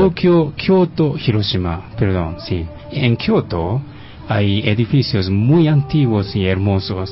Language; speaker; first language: Spanish; non-native, fluent; Japanese